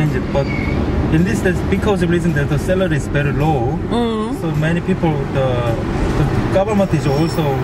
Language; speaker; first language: English; non-native, learner; Korean